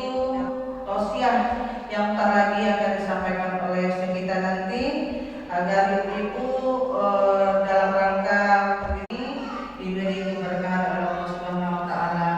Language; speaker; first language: Indonesian; native; Indonesian